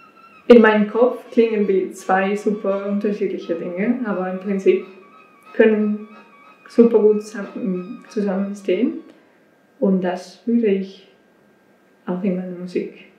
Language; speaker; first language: German; non-native, learner; Spanish